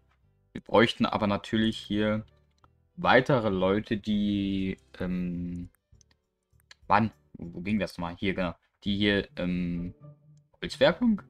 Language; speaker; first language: German; native; German